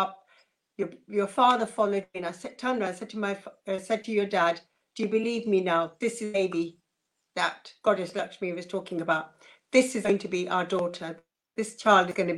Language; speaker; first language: English; non-native, local second language; Punjabi